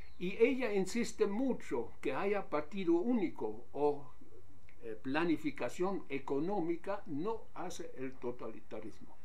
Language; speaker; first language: Spanish; non-native, fluent; German